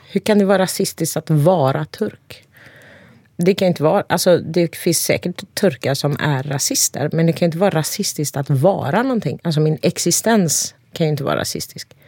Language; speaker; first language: Swedish; early bilingual, other home language; Turkish